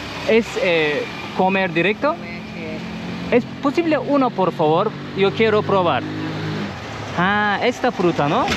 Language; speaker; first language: Spanish; non-native, learner; Turkish